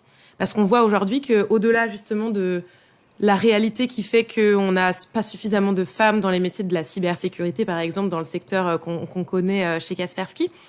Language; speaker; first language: French; native; French